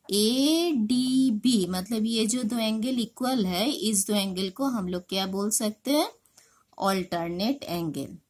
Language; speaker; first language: Hindi; non-native, local second language; Bangla